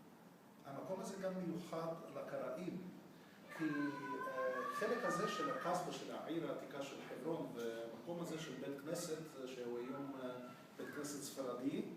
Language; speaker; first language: Hebrew; non-native, fluent; Russian